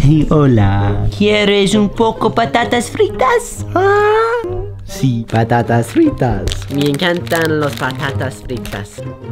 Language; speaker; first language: Spanish; non-native, learner; English